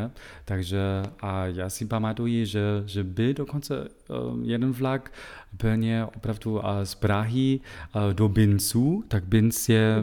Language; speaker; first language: Czech; non-native, fluent; German